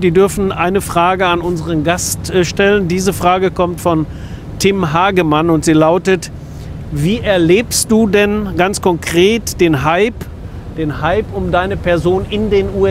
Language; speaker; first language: German; native; German